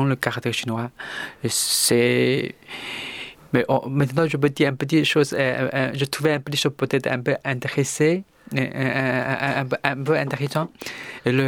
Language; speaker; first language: French; non-native, learner; Chinese